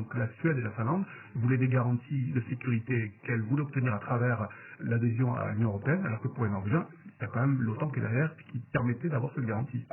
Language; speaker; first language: French; native; French